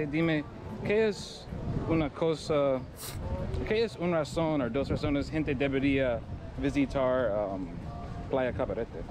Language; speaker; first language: Spanish; non-native, learner; English